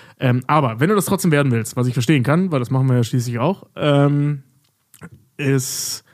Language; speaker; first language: German; native; German